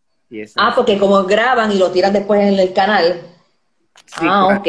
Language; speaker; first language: Spanish; native; Spanish